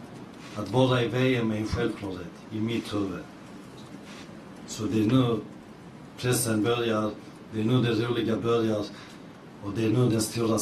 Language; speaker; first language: Swedish; early bilingual, other home language; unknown